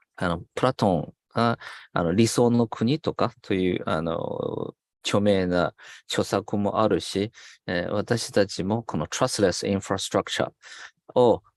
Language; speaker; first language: Japanese; non-native, fluent; Chinese